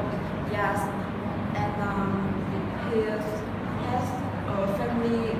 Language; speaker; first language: English; non-native, learner; Vietnamese